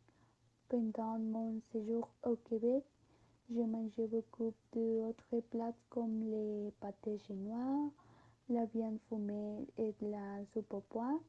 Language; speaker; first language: French; non-native, learner; Spanish